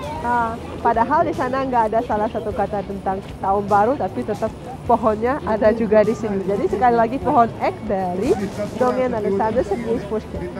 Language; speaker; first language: Indonesian; non-native, fluent; Russian